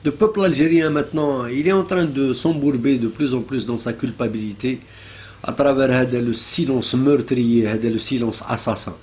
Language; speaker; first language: French; non-native, local second language; Arabic